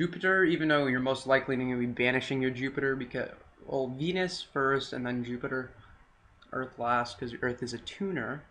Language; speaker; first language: English; native; English